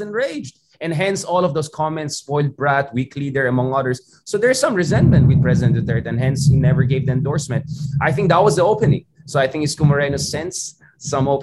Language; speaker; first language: English; non-native, local second language; Filipino